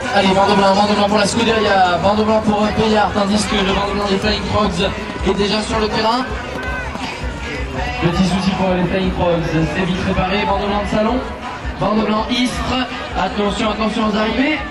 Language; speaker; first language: French; native; French